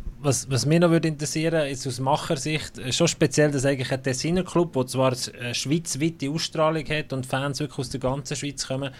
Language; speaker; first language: German; native; German